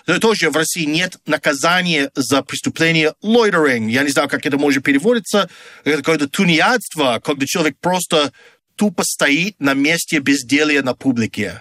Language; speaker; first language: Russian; non-native, fluent; English